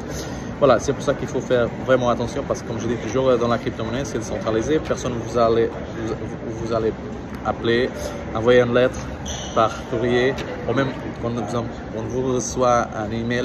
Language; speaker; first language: French; non-native, learner; Portuguese